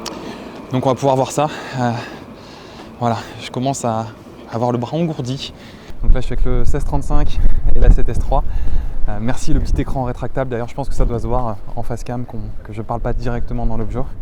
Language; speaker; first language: French; native; French